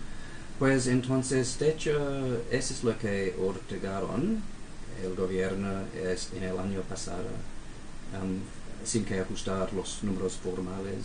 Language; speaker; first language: Spanish; non-native, fluent; English